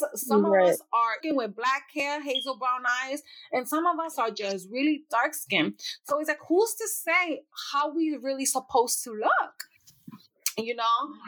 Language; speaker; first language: English; native; English